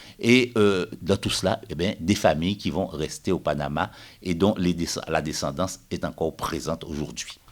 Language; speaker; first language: French; native; French